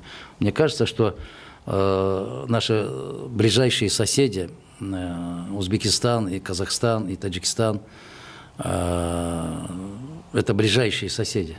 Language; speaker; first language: Russian; non-native, local second language; Kyrgyz